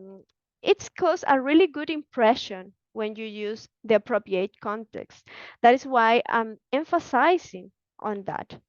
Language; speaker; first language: English; non-native, fluent; Spanish